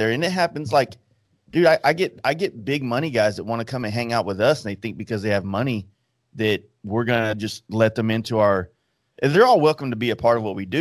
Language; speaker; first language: English; native; English